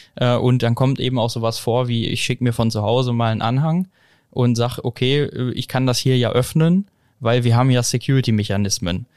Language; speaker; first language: German; native; German